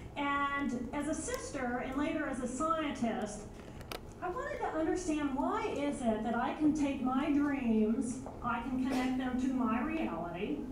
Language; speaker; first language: English; native; English